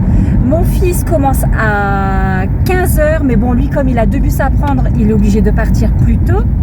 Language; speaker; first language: French; native; French